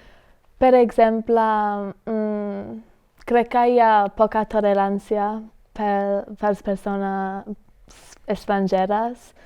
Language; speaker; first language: Catalan; non-native, fluent; English